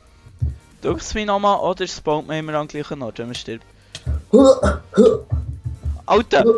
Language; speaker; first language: German; native; German